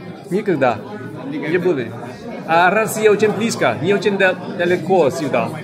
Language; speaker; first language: Russian; non-native, learner; Vietnamese